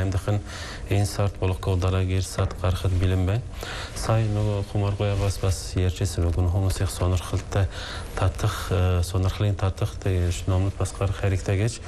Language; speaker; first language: Mongolian; non-native, fluent; Turkish